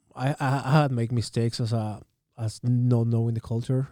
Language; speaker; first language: English; non-native, fluent; Spanish